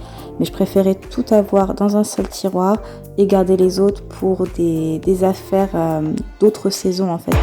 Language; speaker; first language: French; native; French